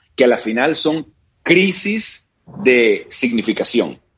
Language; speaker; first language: Spanish; native; Spanish